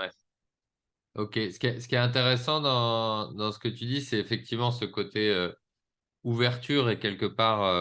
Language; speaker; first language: French; native; French